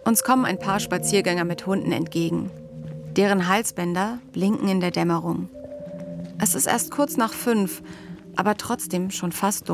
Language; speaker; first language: German; native; German